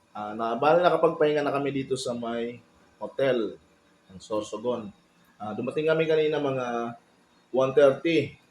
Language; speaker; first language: Filipino; non-native, local second language; Bikol